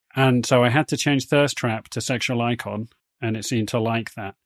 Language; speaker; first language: English; native; English